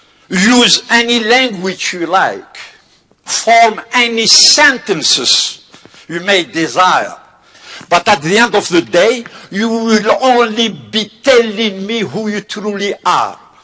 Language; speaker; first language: English; non-native, fluent; Kabyle